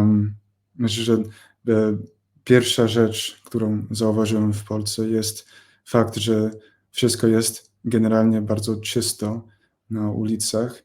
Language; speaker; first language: Polish; non-native, fluent; English